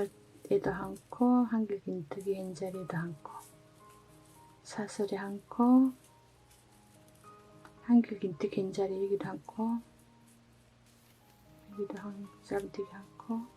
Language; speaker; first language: Korean; native; Korean